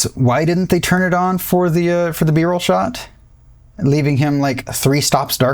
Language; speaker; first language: English; native; English